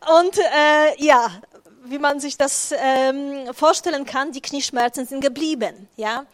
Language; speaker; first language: German; non-native, fluent; Polish